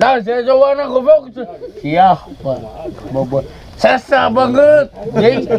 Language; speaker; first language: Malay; non-native, local second language; Sundanese